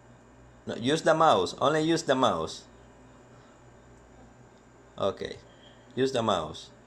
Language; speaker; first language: English; non-native, learner; Spanish